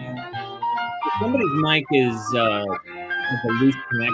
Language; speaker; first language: English; native; English